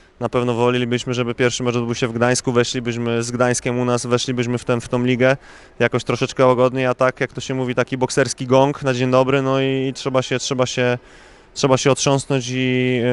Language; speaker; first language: Polish; native; Polish